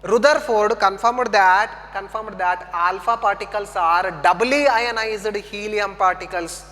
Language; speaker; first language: English; non-native, local second language; Kannada